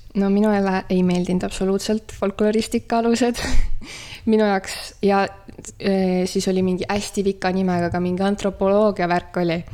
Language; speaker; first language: Estonian; native; Estonian